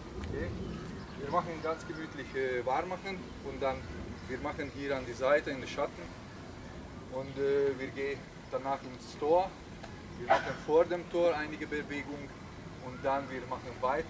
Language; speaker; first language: German; non-native, learner; Hungarian